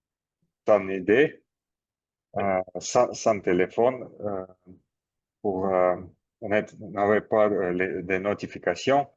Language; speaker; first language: French; non-native, learner; Armenian